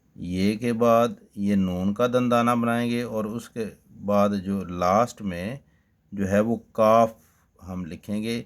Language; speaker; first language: Urdu; native; Urdu